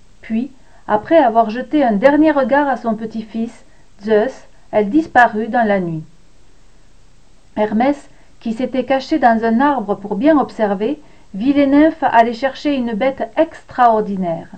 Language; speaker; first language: French; native; French